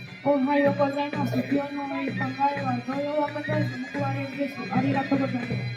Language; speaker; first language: Japanese; non-native, learner; Marathi